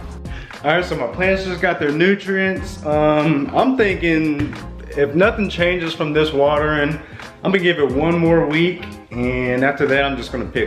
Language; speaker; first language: English; native; English